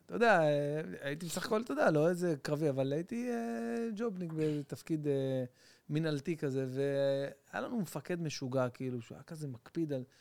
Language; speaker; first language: Hebrew; native; Hebrew